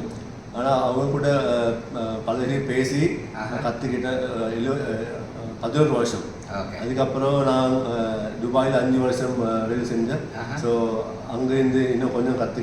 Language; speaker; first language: Tamil; non-native, local second language; Sinhala